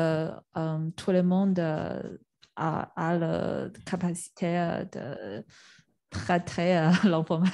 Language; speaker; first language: French; non-native, learner; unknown